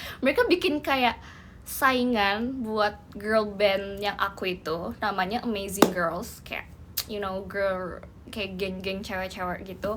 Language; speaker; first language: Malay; non-native, learner; Indonesian